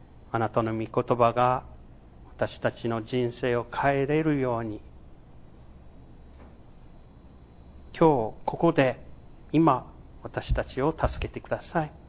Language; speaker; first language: Japanese; non-native, fluent; English